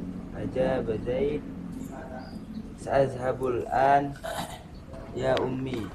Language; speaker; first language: Arabic; non-native, learner; Indonesian